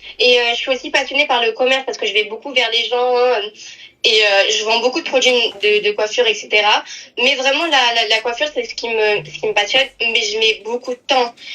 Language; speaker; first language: French; native; French